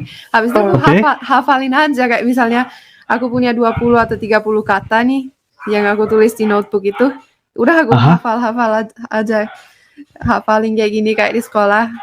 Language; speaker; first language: Indonesian; non-native, fluent; Finnish